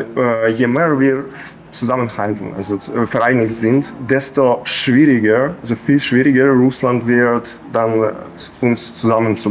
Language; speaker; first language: German; non-native, fluent; Ukrainian